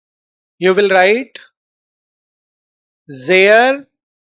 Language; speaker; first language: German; non-native, fluent; Hindi